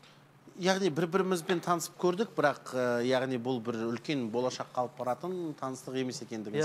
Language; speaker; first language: Kazakh; native; Kazakh